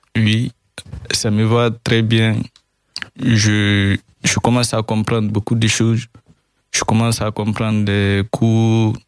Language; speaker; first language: French; non-native, learner; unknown